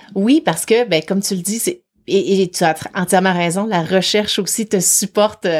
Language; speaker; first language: French; native; French